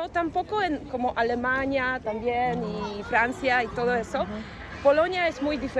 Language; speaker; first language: Spanish; non-native, fluent; Polish